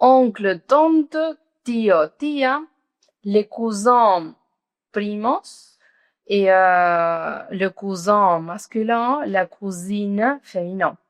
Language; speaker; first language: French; non-native, fluent; Spanish